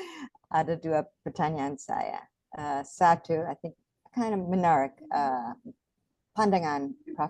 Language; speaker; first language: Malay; non-native, fluent; English